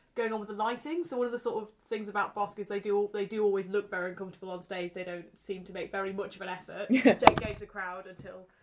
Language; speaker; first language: English; native; English